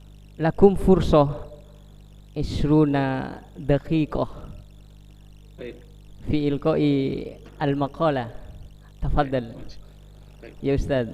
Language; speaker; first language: Arabic; non-native, learner; Indonesian